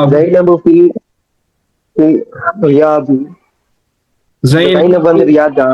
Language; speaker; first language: Arabic; non-native, learner; Tamil